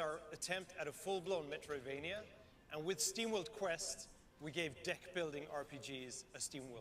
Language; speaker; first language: English; non-native, fluent; Swedish